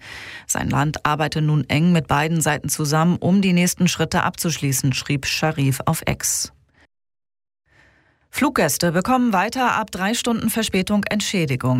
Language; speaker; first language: German; native; German